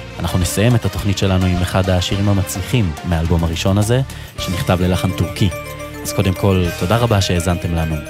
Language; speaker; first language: Hebrew; native; Hebrew